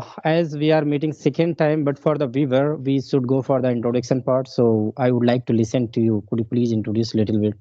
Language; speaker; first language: English; non-native, local second language; Hindi